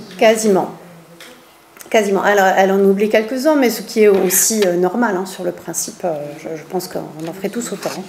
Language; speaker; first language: French; native; French